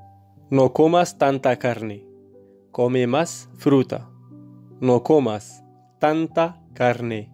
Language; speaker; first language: Spanish; non-native, learner; Arabic